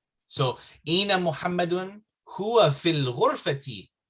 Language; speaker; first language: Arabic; non-native, fluent; English